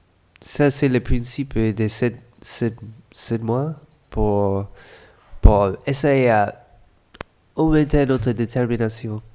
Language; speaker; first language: French; non-native, fluent; English